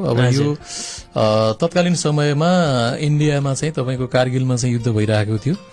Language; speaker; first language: Nepali; non-native, local second language; Gurung